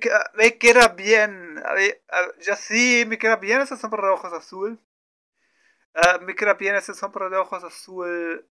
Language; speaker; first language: Spanish; non-native, learner; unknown